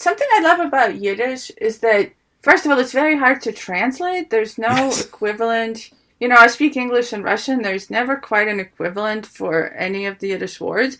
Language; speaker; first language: English; early bilingual, other home language; Ukrainian